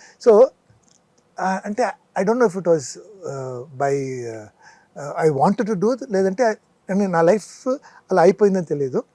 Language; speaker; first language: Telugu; non-native, fluent; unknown